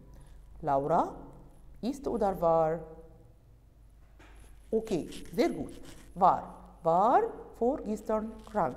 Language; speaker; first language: German; non-native, fluent; Arabic